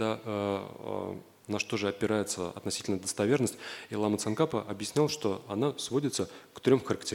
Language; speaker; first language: Russian; native; Russian